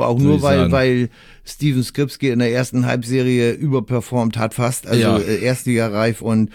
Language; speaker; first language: German; native; German